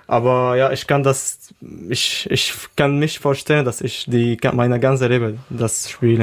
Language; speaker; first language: German; non-native, learner; Arabic